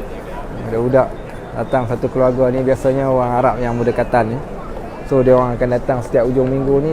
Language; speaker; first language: Malay; native; Malay